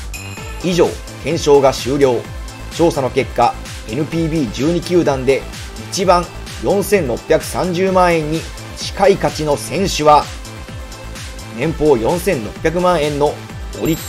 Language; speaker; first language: Japanese; native; Japanese